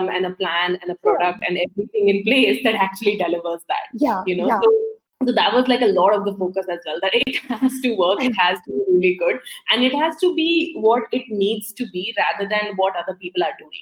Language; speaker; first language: English; non-native, local second language; Hindi